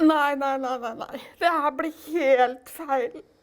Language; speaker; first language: Norwegian; native; Norwegian